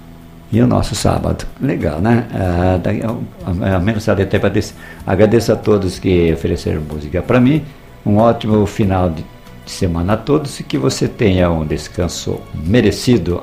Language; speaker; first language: Portuguese; native; Portuguese